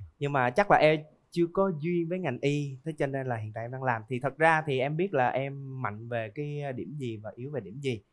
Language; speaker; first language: Vietnamese; native; Vietnamese